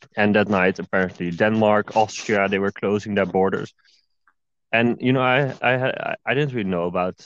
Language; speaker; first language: English; non-native, fluent; Dutch